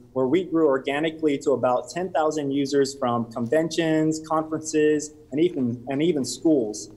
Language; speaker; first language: English; native; English